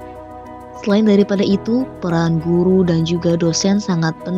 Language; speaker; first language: Indonesian; native; Indonesian